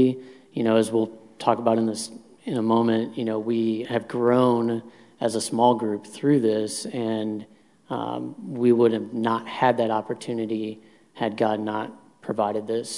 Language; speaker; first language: English; native; English